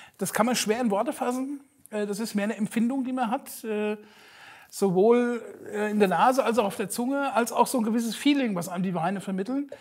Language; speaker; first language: German; native; German